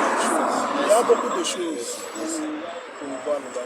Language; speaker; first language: French; non-native, learner; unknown